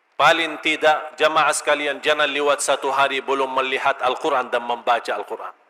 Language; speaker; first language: Malay; non-native, fluent; Arabic